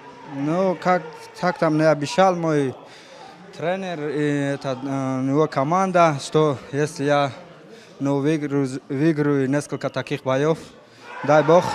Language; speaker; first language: Russian; non-native, fluent; Tajik